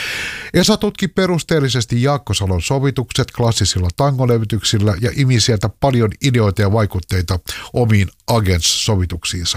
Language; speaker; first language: Finnish; native; Finnish